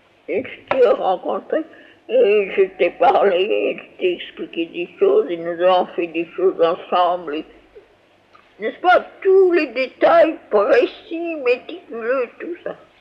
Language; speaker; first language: French; native; French